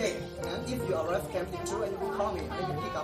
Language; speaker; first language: English; non-native, learner; Hmong